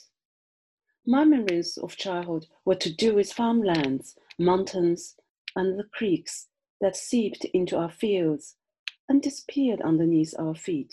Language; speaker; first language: English; non-native, fluent; Chinese